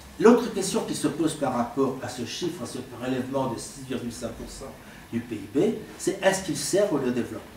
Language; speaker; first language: French; native; French